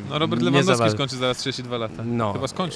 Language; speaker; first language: Polish; native; Polish